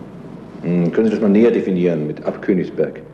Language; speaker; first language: German; native; German